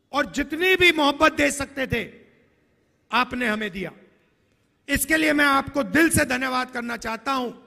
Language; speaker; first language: Hindi; native; Hindi